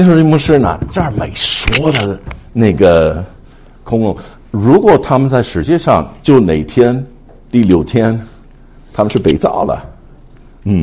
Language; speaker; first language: Chinese; non-native, fluent; English